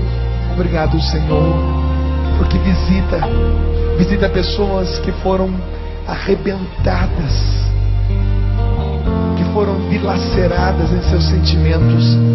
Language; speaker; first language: Portuguese; native; Portuguese